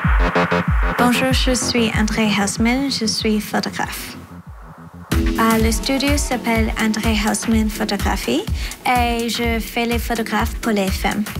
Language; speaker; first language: French; non-native, learner; English